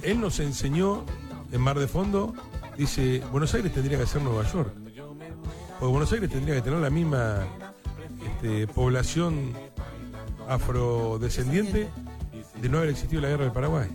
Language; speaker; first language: Spanish; native; Spanish